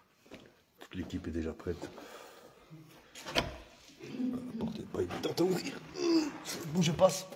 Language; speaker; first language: French; native; French